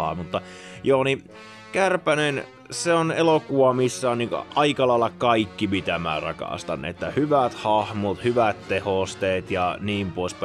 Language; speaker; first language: Finnish; native; Finnish